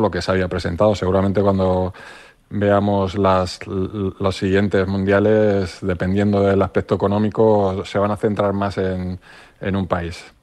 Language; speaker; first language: Spanish; native; Spanish